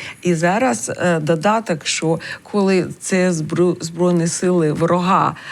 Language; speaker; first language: Ukrainian; non-native, learner; English